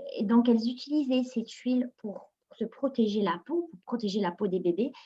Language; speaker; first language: French; non-native, local second language; Arabic